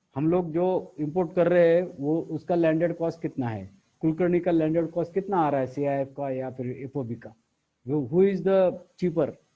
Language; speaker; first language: Hindi; non-native, local second language; Marathi